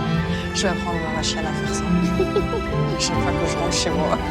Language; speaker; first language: French; native; French